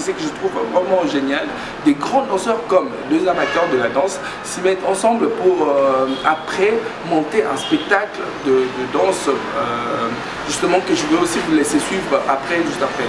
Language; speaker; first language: French; non-native, local second language; Luba-Lulua